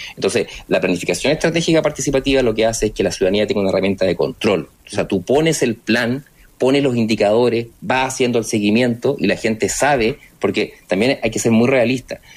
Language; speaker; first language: Spanish; native; Spanish